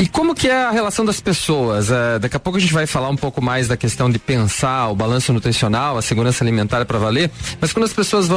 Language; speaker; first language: Portuguese; native; Portuguese